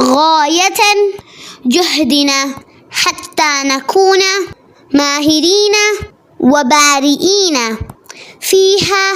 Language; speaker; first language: Arabic; non-native, learner; Malayalam